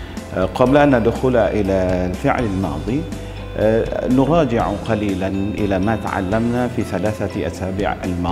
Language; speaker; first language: Arabic; non-native, fluent; Indonesian